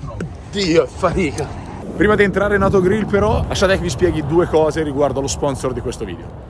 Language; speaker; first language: Italian; native; Italian